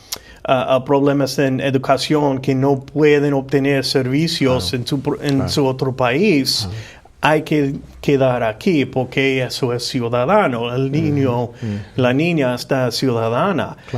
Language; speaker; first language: Spanish; non-native, fluent; English